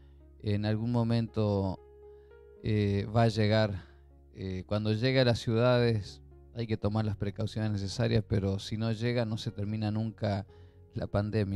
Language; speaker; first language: Spanish; native; Spanish